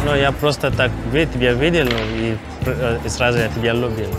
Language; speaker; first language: Russian; non-native, learner; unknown